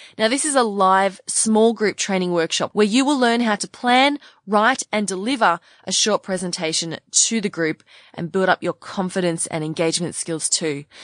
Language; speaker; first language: English; native; English